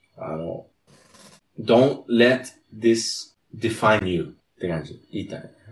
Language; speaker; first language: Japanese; non-native, fluent; English